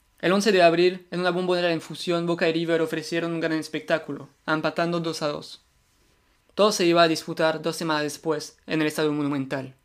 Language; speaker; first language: Spanish; non-native, fluent; French